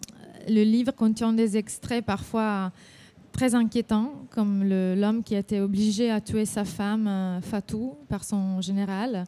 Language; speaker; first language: French; non-native, fluent; Italian